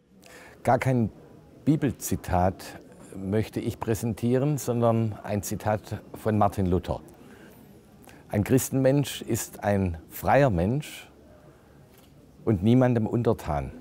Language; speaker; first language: German; native; German